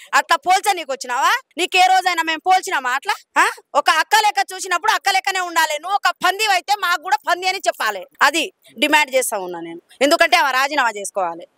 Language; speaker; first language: Telugu; non-native, local second language; Lambadi